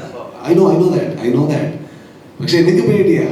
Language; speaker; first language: Malayalam; non-native, learner; Kannada